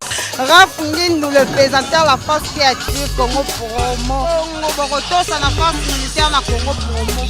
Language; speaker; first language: French; non-native, local second language; Lingala